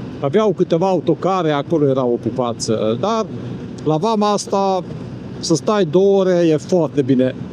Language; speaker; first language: Romanian; non-native, local second language; Hungarian